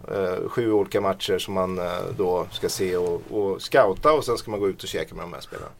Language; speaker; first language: Swedish; native; Swedish